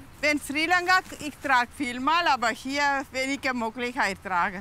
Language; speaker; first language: German; non-native, learner; Tamil